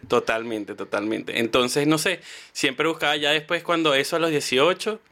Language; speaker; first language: Spanish; native; Spanish